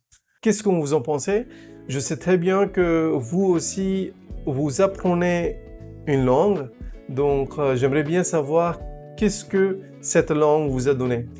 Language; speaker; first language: French; non-native, fluent; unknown